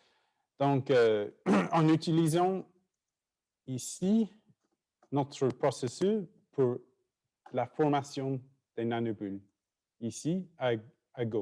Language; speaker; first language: French; non-native, fluent; English